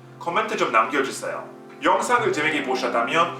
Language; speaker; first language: Korean; non-native, fluent; English